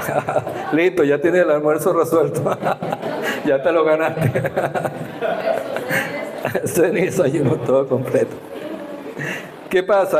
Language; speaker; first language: Spanish; native; Spanish